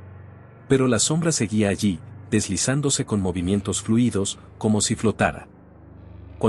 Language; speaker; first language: Spanish; native; Spanish